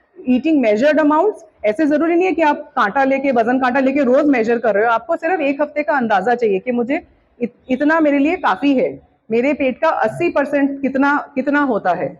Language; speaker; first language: Hindi; non-native, local second language; Bangla